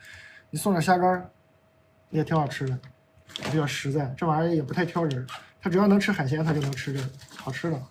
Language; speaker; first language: Chinese; native; Chinese